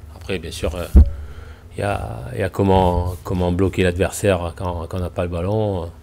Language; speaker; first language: French; native; French